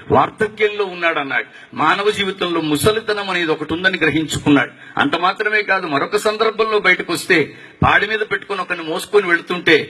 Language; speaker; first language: Telugu; non-native, local second language; Tamil